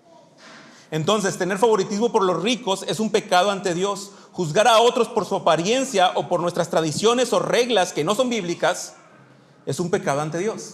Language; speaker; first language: Spanish; native; Spanish